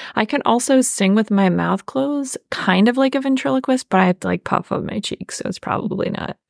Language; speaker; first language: English; native; English